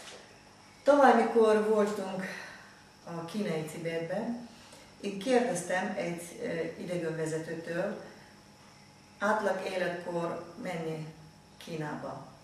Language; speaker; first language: Hungarian; non-native, fluent; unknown